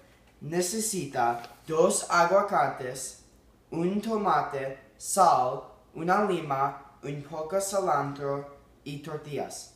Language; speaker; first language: Spanish; non-native, learner; English